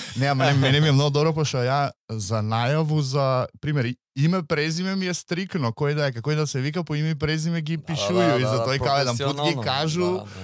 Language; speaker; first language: Macedonian; native; Macedonian